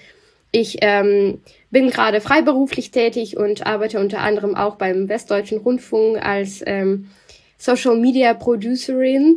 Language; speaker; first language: German; non-native, fluent; Russian